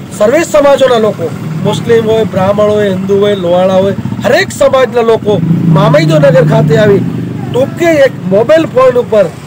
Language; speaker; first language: Gujarati; non-native, local second language; Kachhi